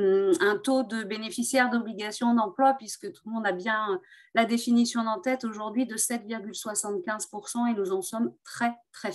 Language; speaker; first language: French; native; French